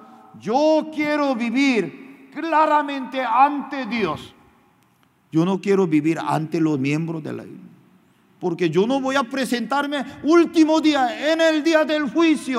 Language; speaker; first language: Spanish; non-native, fluent; Korean